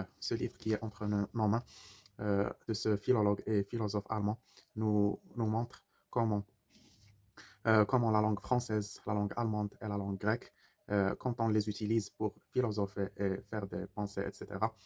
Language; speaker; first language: French; non-native, fluent; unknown